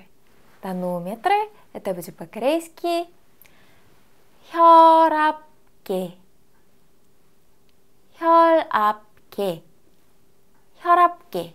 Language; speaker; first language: Russian; non-native, fluent; Korean